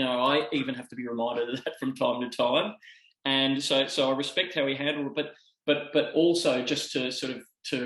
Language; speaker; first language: English; native; English